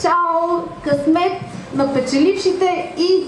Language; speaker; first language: Bulgarian; native; Bulgarian